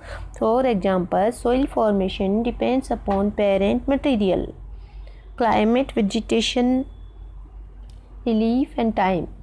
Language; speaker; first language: English; non-native, local second language; Hindi